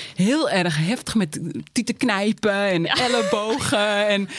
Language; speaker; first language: Dutch; native; Dutch